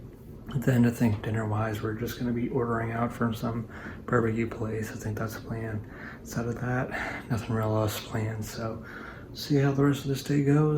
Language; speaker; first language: English; native; English